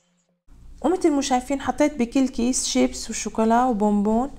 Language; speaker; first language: Arabic; native; Arabic